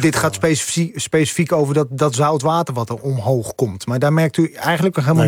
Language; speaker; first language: Dutch; native; Dutch